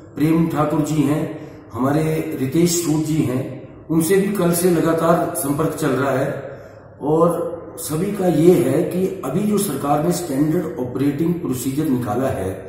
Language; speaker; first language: Hindi; native; Hindi